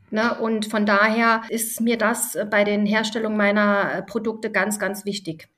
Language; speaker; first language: German; early bilingual, other home language; Italian